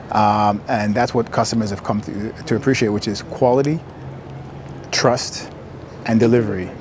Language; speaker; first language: English; native; English